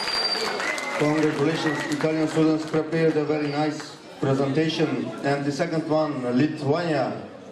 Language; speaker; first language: English; non-native, fluent; Turkish